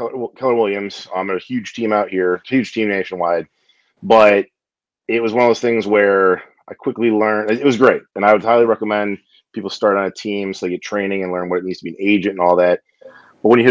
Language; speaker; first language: English; native; English